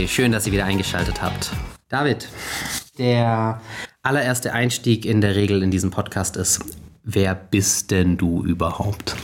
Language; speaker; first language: German; native; German